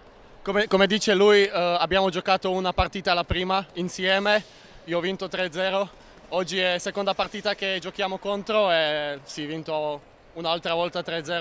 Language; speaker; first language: Italian; non-native, learner; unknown